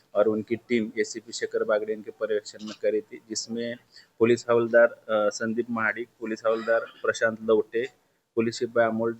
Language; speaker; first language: Hindi; non-native, local second language; Marathi